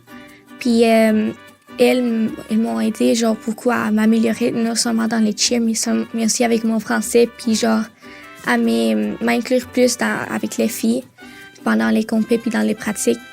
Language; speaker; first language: French; early bilingual, other home language; Spanish